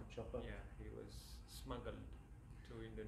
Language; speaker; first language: English; non-native, fluent; Hazaragi